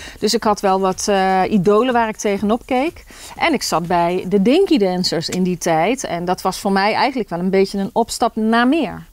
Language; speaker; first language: Dutch; native; Dutch